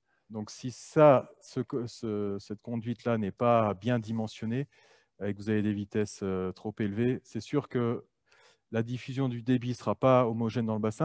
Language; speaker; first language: French; native; French